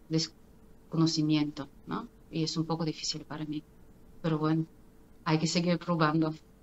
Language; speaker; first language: Spanish; non-native, fluent; Bulgarian